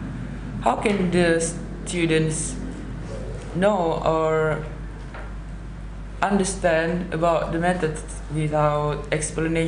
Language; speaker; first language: English; non-native, learner; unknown